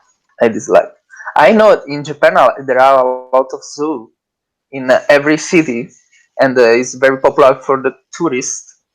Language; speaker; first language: English; non-native, learner; Italian